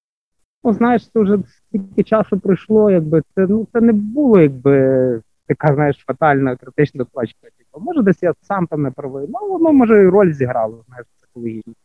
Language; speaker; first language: Ukrainian; native; Ukrainian